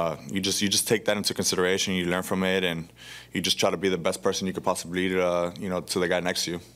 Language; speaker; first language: English; early bilingual, other home language; Spanish